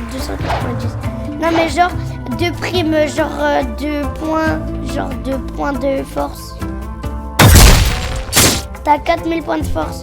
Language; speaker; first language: French; native; French